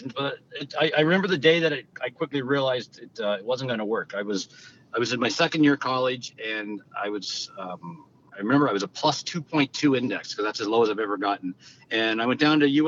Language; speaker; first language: English; native; English